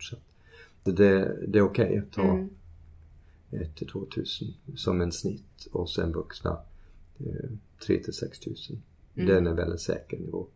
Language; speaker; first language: Swedish; early bilingual, heritage; Swedish